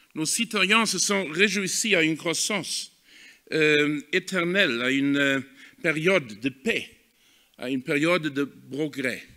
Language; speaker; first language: French; non-native, fluent; German